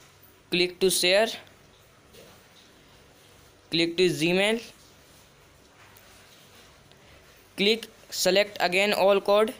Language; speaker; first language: English; non-native, learner; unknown